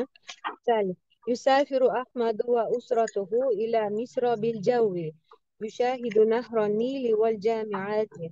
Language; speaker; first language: Arabic; non-native, learner; Uzbek